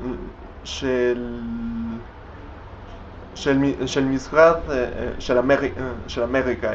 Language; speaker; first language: Hebrew; non-native, learner; Spanish